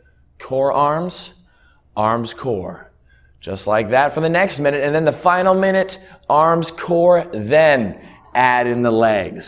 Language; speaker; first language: English; native; English